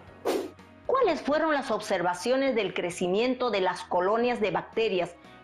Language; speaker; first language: Spanish; native; Spanish